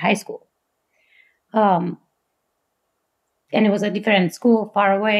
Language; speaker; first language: English; non-native, fluent; Romanian